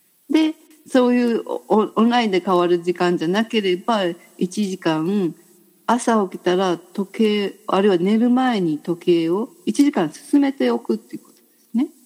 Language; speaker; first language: Japanese; native; Japanese